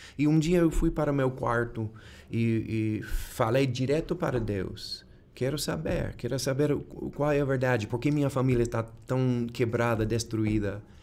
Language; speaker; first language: Portuguese; non-native, fluent; English